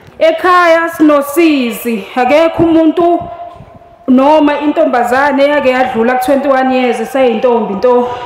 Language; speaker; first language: Zulu; native; Zulu